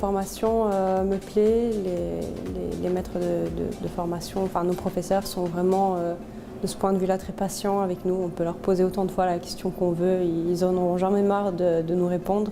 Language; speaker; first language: French; native; French